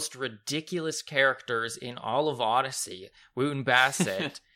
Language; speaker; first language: English; native; English